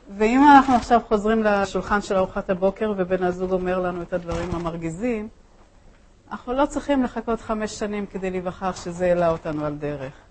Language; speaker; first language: Hebrew; early bilingual, other home language; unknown